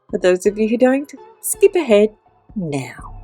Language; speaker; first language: English; native; English